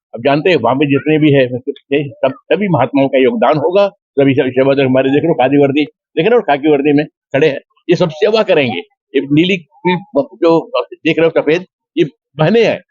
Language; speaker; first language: Hindi; native; Hindi